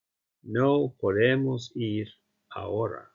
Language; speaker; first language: Spanish; non-native, fluent; Icelandic